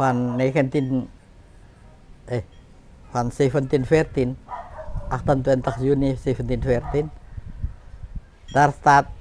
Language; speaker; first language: Dutch; non-native, fluent; Indonesian